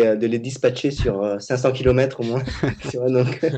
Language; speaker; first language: French; non-native, fluent; Vietnamese